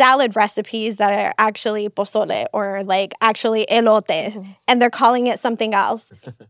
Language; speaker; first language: English; native; English